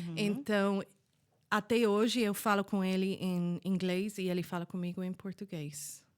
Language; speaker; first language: Portuguese; non-native, fluent; English